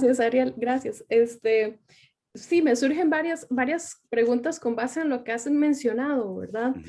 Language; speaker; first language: Spanish; native; Spanish